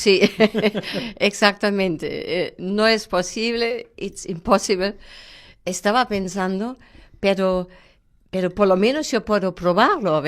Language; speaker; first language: Spanish; non-native, fluent; German